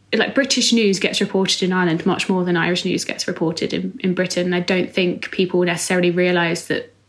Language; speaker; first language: English; native; English